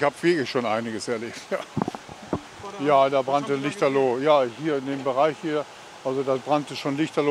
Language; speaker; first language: German; native; German